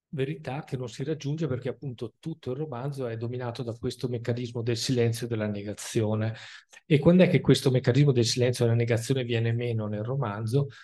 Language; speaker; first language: Italian; native; Italian